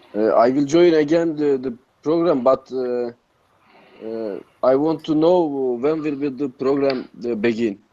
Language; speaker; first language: English; non-native, learner; Turkish